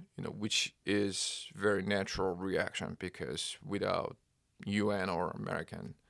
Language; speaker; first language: English; non-native, fluent; Korean